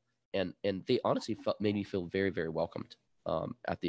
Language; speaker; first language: English; early bilingual, other home language; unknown